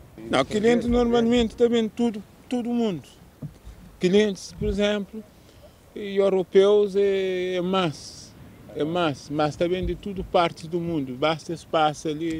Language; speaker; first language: Portuguese; non-native, local second language; Kabuverdianu